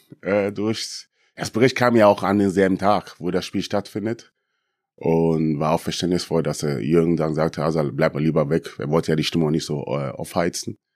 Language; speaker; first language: German; early bilingual, other home language; Akan